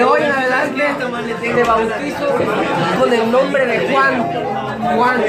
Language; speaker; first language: Spanish; native; Spanish